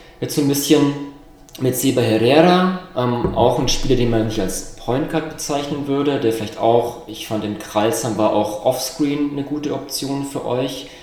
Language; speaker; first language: German; native; German